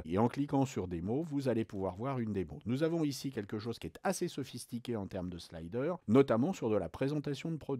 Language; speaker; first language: French; native; French